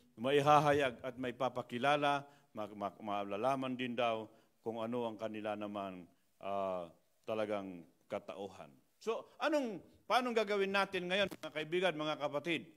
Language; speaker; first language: Filipino; non-native, local second language; Iloko